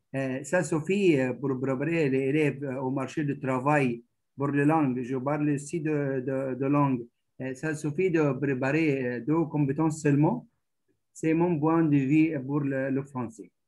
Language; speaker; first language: French; non-native, fluent; Arabic